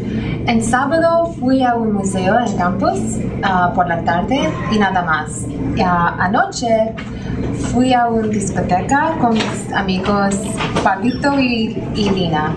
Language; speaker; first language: Spanish; non-native, learner; English